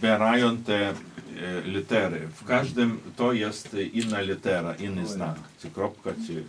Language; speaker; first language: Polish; non-native, local second language; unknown